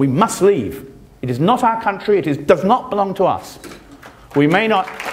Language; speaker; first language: English; native; English